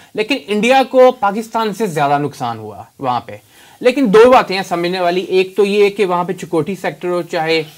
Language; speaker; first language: Hindi; native; Hindi